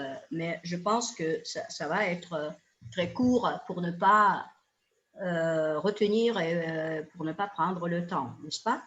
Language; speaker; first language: French; non-native, fluent; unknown